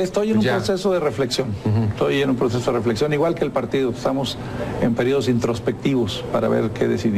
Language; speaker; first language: Spanish; native; Spanish